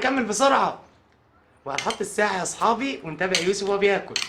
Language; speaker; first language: Arabic; native; Arabic